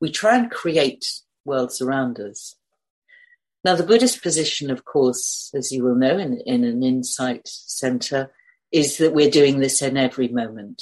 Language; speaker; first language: English; native; English